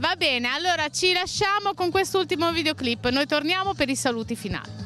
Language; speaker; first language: Italian; native; Italian